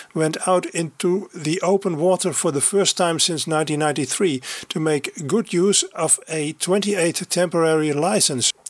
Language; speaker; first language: English; non-native, fluent; Dutch